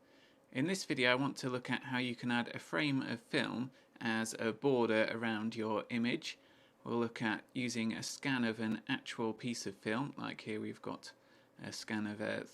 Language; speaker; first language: English; native; English